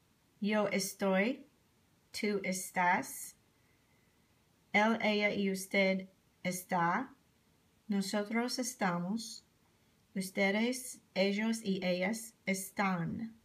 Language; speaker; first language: Spanish; non-native, fluent; English